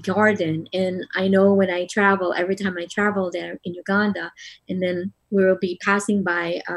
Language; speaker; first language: English; non-native, local second language; Filipino